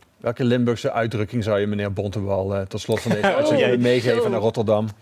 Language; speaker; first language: Dutch; native; Dutch